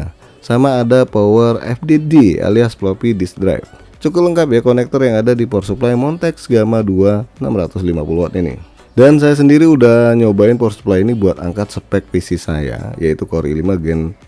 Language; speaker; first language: Indonesian; native; Indonesian